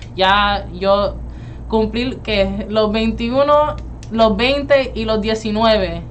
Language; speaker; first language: Spanish; early bilingual, heritage; Spanish